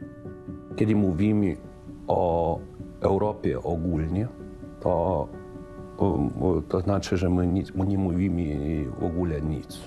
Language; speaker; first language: Polish; non-native, fluent; Lithuanian